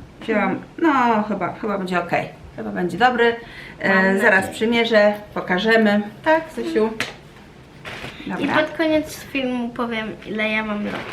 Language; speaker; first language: Polish; native; Polish